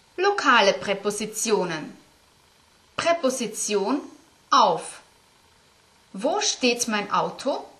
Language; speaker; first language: German; native; German